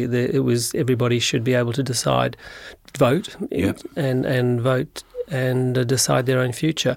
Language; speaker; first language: English; native; English